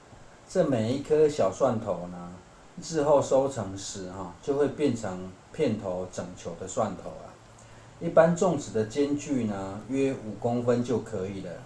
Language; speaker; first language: Chinese; native; Chinese